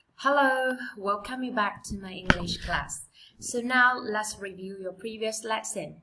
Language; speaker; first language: English; non-native, fluent; Vietnamese